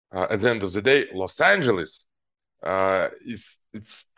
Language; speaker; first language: English; non-native, fluent; Russian